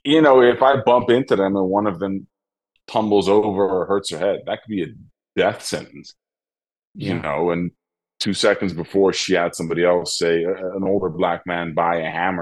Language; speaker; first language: English; non-native, fluent; Dutch